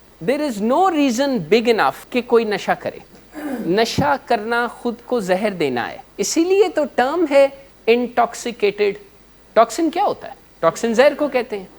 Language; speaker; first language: Urdu; non-native, local second language; Punjabi